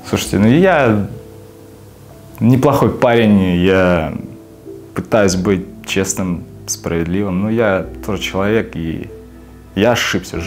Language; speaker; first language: Russian; native; Russian